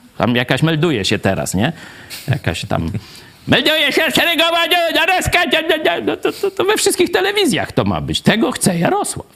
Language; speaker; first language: Polish; native; Polish